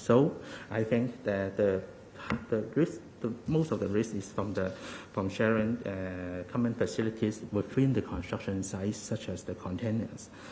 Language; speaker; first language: English; non-native, local second language; Cantonese